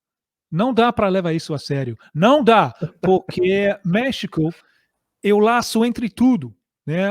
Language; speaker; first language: Portuguese; non-native, fluent; English